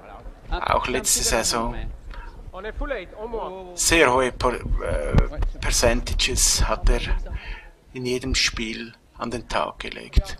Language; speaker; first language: German; native; German